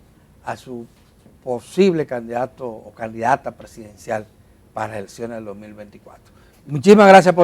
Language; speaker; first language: Spanish; native; Spanish